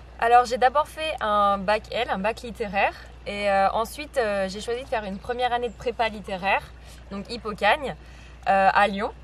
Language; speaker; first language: French; native; French